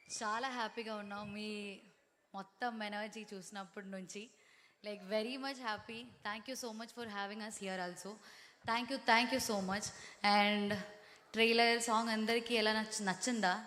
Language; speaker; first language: Telugu; non-native, learner; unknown